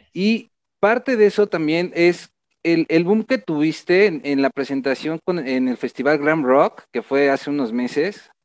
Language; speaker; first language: Spanish; native; Spanish